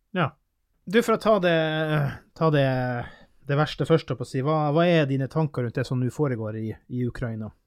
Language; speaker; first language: Norwegian; native; Norwegian